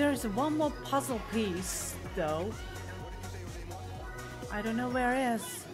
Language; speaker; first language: English; non-native, fluent; Japanese